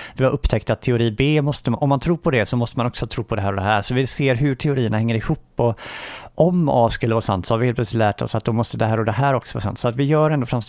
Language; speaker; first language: Swedish; native; Swedish